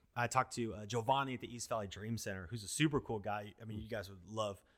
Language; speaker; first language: English; native; English